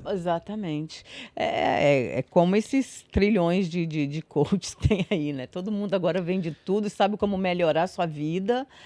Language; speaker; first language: Portuguese; native; Portuguese